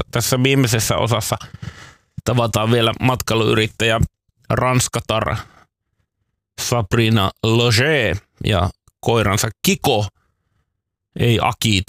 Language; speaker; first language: Finnish; native; Finnish